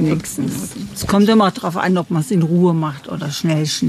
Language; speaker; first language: German; native; German